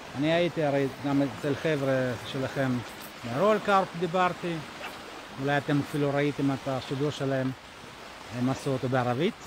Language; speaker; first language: Hebrew; non-native, fluent; Russian